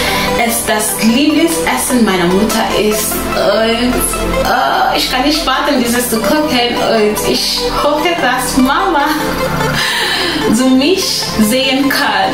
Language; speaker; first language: German; non-native, learner; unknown